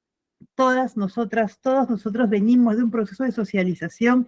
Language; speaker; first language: Spanish; native; Spanish